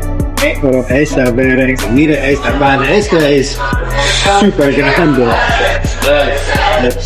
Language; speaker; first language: Spanish; non-native, learner; English